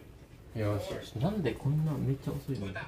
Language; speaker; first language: Japanese; non-native, fluent; Filipino